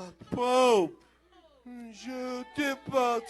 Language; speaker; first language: French; non-native, local second language; Lingala